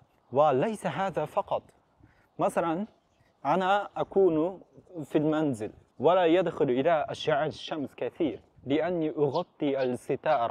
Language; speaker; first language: Arabic; non-native, fluent; Japanese